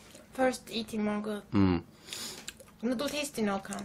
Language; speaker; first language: Korean; non-native, learner; Turkish